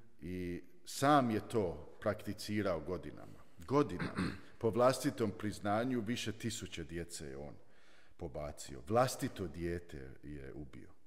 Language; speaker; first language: Croatian; early bilingual, heritage; Croatian